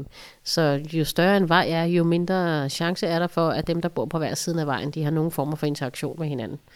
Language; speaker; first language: Danish; native; Danish